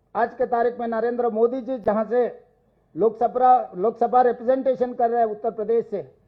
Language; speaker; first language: Hindi; non-native, local second language; Telugu